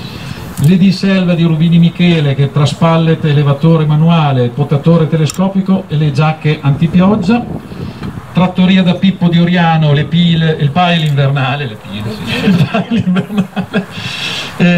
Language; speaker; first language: Italian; native; Italian